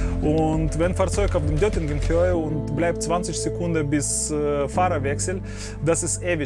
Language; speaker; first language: German; non-native, learner; Russian